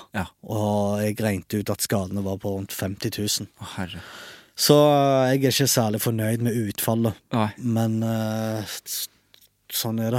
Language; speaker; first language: Norwegian; early bilingual, other home language; Arabic